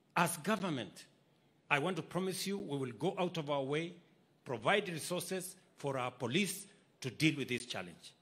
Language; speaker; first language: English; non-native, local second language; Swahili